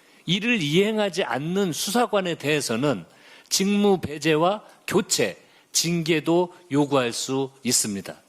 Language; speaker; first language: Korean; native; Korean